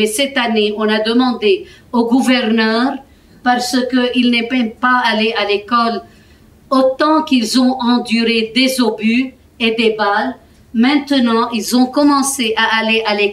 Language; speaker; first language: French; non-native, fluent; Arabic